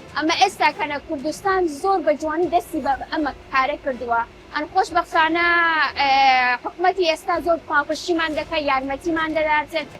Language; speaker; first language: Central Kurdish; early bilingual, heritage; Central Kurdish